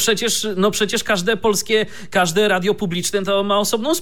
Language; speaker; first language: Polish; native; Polish